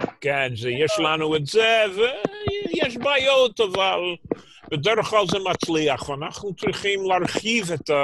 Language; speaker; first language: Hebrew; non-native, fluent; English